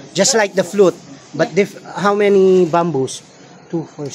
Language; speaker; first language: English; non-native, local second language; Filipino